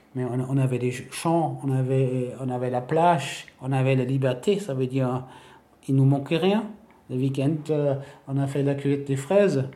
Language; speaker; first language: French; non-native, fluent; German